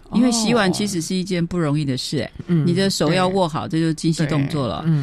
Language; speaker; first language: Chinese; native; Chinese